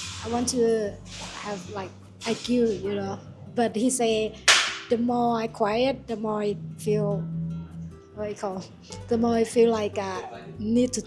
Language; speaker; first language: English; non-native, learner; Thai